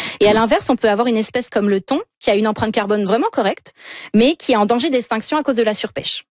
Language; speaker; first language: French; native; French